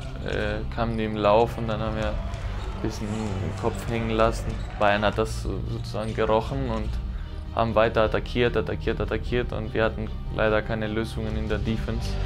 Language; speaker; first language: German; non-native, fluent; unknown